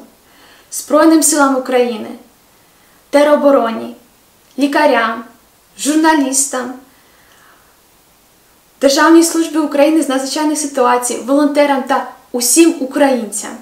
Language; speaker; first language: Ukrainian; native; Ukrainian